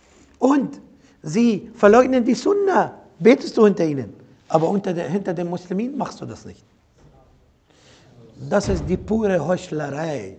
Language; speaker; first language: German; non-native, fluent; Arabic